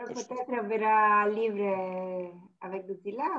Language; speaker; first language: French; non-native, fluent; Italian